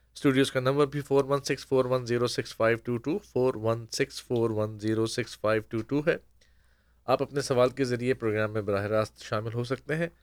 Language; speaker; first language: Urdu; native; Urdu